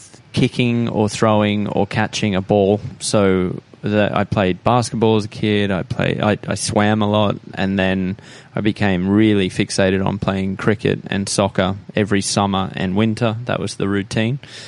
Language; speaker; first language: English; native; English